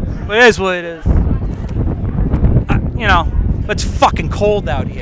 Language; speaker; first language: English; native; English